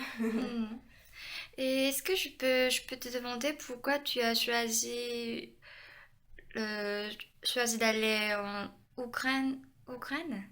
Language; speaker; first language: French; non-native, fluent; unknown